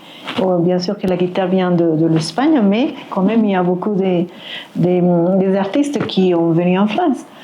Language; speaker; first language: French; non-native, fluent; Spanish